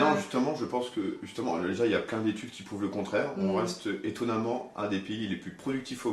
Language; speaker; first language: French; native; French